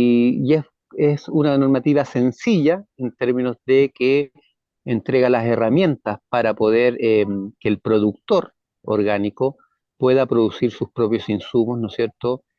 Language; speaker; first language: Spanish; native; Spanish